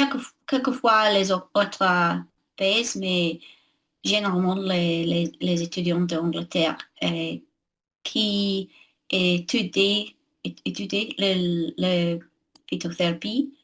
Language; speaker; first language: French; non-native, learner; English